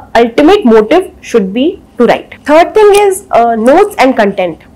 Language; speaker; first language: Hindi; native; Hindi